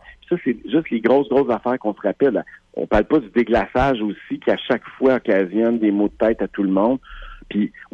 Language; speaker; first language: French; native; French